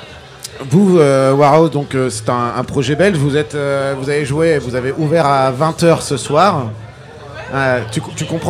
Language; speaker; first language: French; native; French